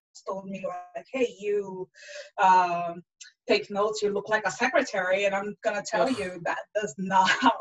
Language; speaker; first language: English; non-native, fluent; Portuguese